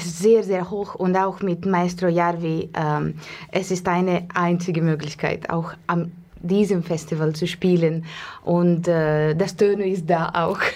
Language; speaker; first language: German; non-native, fluent; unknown